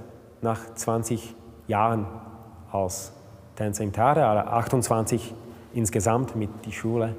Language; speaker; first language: German; non-native, fluent; Slovak